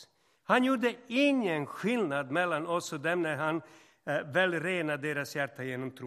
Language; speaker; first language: Swedish; non-native, fluent; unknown